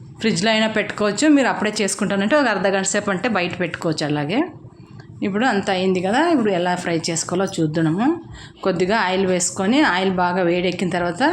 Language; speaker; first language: Telugu; native; Telugu